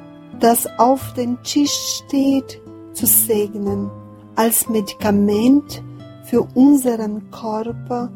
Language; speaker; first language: German; non-native, fluent; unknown